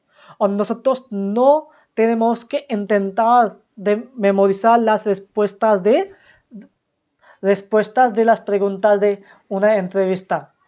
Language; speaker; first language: Spanish; non-native, fluent; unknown